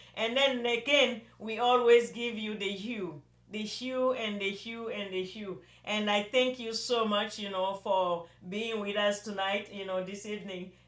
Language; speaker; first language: English; non-native, local second language; Yoruba